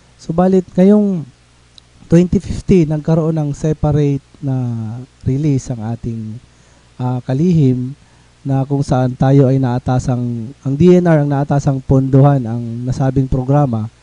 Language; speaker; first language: Filipino; non-native, local second language; Bikol